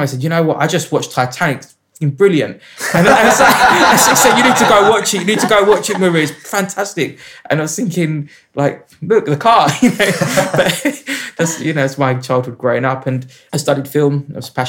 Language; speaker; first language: English; native; English